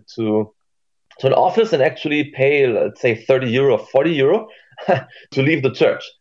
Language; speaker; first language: English; non-native, fluent; German